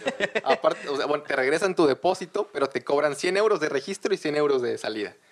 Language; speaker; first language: Spanish; native; Spanish